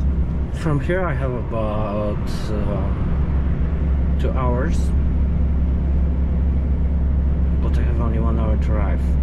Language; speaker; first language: English; non-native, fluent; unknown